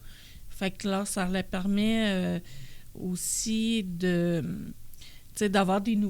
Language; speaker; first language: French; native; French